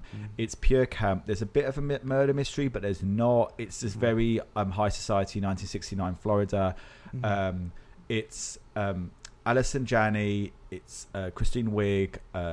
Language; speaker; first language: English; native; English